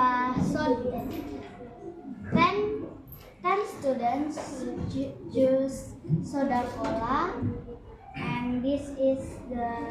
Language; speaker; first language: English; non-native, learner; Indonesian